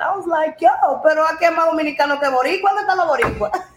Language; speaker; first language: Spanish; early bilingual, heritage; Spanish